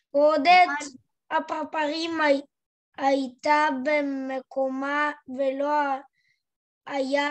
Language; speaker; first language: Hebrew; non-native, learner; Russian